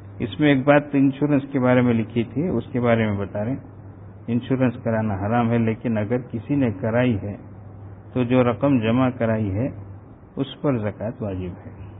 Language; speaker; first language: Urdu; native; Urdu